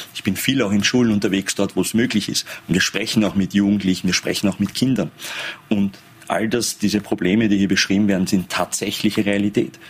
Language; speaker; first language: German; early bilingual, other home language; Persian